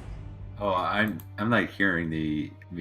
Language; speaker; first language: English; native; English